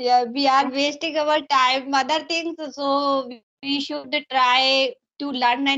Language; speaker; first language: English; non-native, learner; Hindi